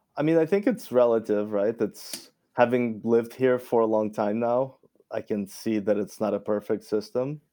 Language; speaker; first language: English; early bilingual, other home language; Romanian